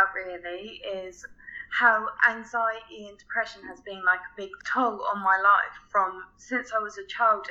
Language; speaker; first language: English; native; English